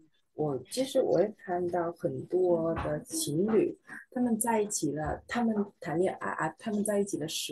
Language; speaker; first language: Chinese; non-native, learner; Vietnamese